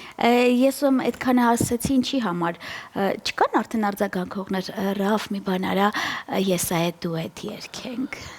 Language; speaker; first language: Armenian; native; Armenian